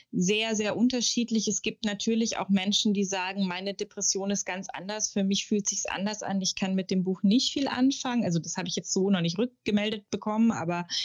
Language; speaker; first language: German; native; German